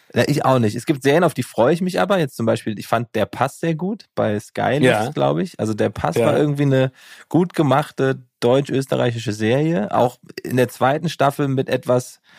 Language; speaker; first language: German; native; German